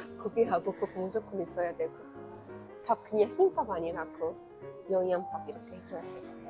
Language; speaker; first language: Korean; non-native, fluent; Arabic